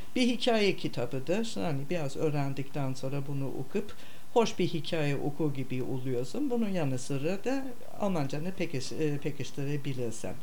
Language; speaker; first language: Turkish; non-native, fluent; German